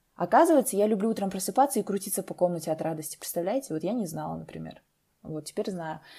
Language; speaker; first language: Russian; native; Russian